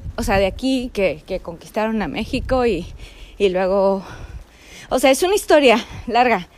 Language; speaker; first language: Spanish; early bilingual, heritage; Spanish